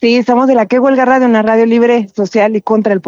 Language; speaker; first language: Spanish; native; Spanish